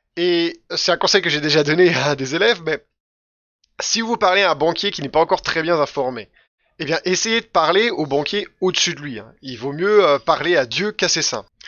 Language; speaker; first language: French; native; French